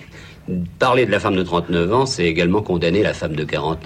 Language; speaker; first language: French; native; French